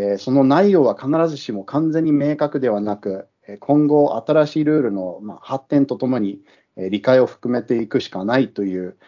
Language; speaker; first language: Japanese; non-native, fluent; English